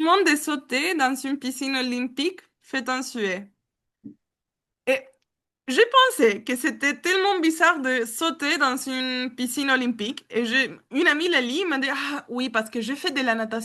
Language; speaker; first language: French; non-native, learner; Spanish